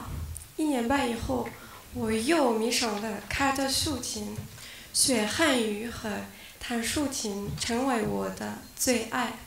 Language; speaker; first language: Chinese; non-native, learner; French